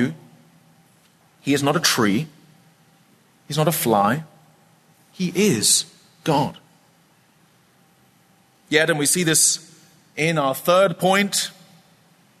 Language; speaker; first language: English; native; English